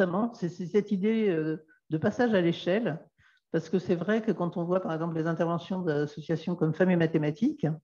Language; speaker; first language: French; native; French